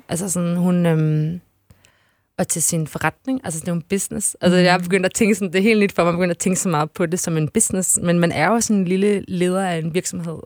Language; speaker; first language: Danish; native; Danish